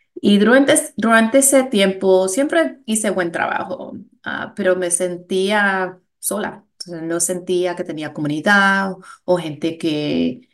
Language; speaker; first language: Spanish; early bilingual, heritage; Spanish